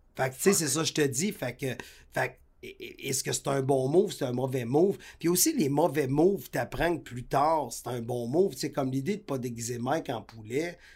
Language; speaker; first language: French; native; French